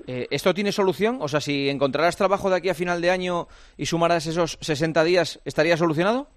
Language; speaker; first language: Spanish; native; Spanish